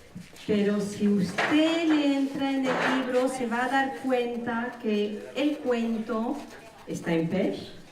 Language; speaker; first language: Spanish; non-native, fluent; French